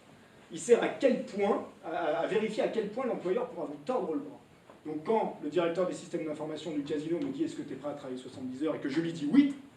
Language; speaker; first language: French; native; French